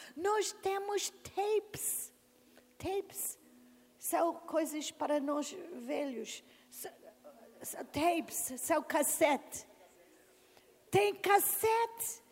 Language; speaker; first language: Portuguese; non-native, learner; English